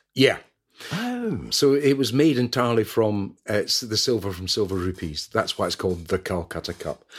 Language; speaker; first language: English; native; English